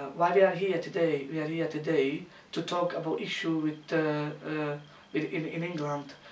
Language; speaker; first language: English; non-native, learner; Slovak